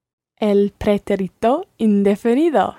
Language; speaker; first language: Spanish; non-native, learner; English